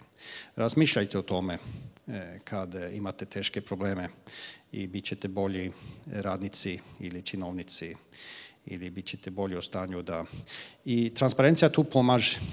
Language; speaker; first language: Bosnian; non-native, fluent; Swedish